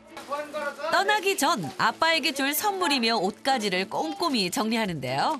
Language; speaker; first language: Korean; native; Korean